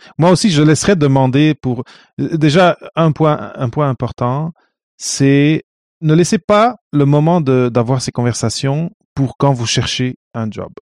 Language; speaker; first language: French; non-native, fluent; Portuguese